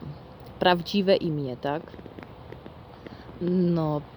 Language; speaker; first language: Polish; non-native, fluent; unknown